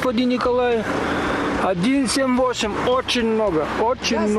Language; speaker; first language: Russian; non-native, local second language; Lithuanian